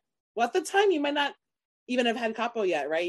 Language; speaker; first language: English; native; English